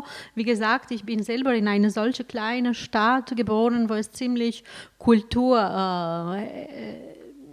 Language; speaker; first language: German; non-native, fluent; Albanian